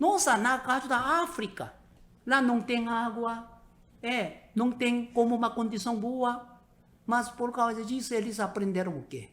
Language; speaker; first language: Portuguese; non-native, learner; Korean